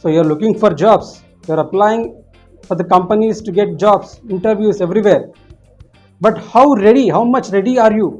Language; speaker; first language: English; non-native, local second language; Kannada